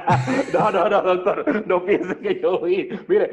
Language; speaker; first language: Spanish; native; Spanish